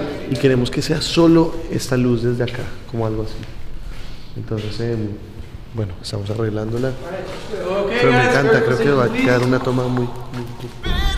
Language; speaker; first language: Spanish; native; Spanish